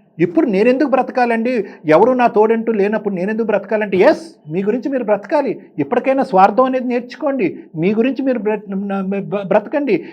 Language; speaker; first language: Telugu; native; Telugu